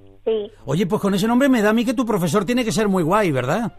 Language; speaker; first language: Spanish; native; Spanish